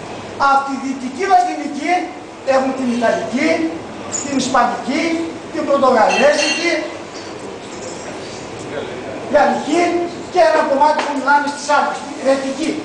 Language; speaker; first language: Greek; non-native, local second language; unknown